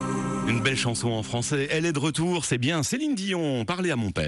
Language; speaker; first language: French; native; French